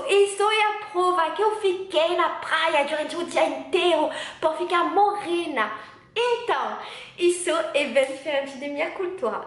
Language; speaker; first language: Portuguese; non-native, learner; French